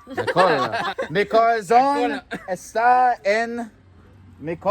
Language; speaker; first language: Spanish; non-native, learner; English